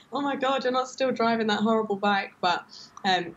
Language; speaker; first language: English; native; English